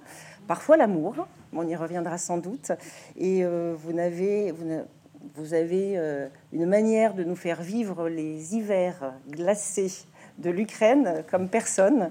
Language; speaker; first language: French; native; French